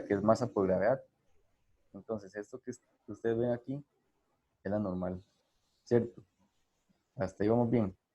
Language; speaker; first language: Spanish; native; Spanish